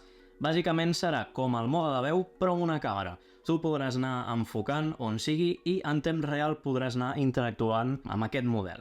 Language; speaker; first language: Catalan; native; Catalan